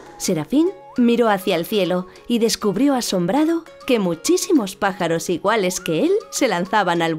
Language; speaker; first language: Spanish; native; Spanish